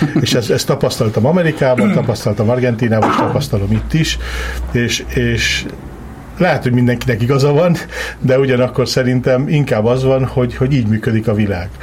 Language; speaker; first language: Hungarian; early bilingual, heritage; Hungarian